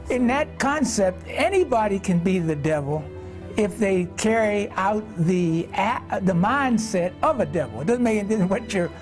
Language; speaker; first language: English; native; English